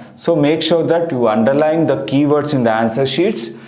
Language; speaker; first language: English; non-native, local second language; Kannada